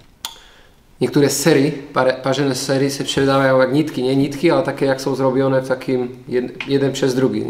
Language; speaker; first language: Polish; non-native, learner; Slovak